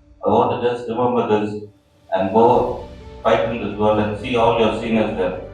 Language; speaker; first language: English; non-native, local second language; Tamil